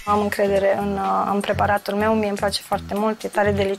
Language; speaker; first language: Romanian; native; Romanian